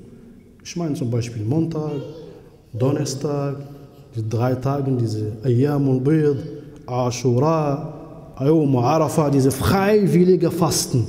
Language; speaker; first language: German; non-native, fluent; Arabic